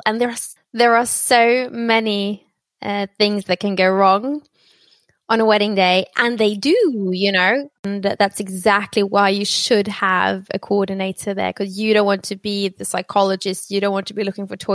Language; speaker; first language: English; native; English